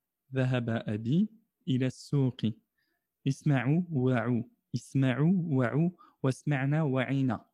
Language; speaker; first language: Arabic; non-native, fluent; French